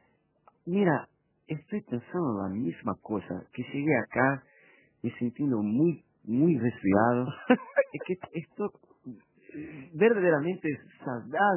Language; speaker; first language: Spanish; non-native, fluent; Portuguese